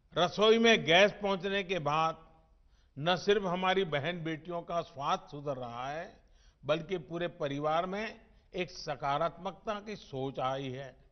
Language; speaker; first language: Hindi; non-native, local second language; Gujarati